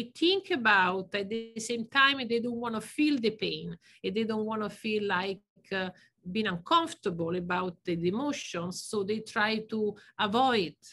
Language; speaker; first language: English; non-native, fluent; Italian